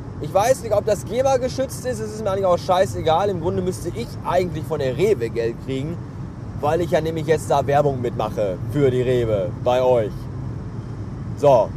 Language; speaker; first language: German; native; German